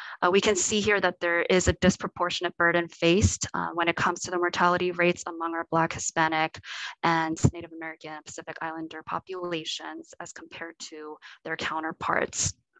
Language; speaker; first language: English; native; English